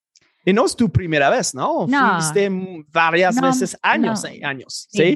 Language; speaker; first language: Spanish; non-native, fluent; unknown